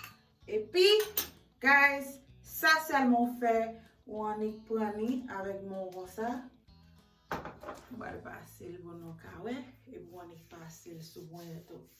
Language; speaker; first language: French; non-native, learner; Haitian Creole